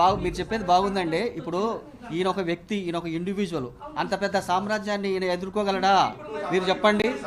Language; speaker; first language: Telugu; native; Telugu